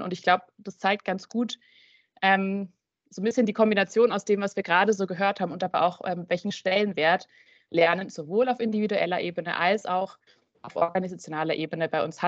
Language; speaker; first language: German; native; German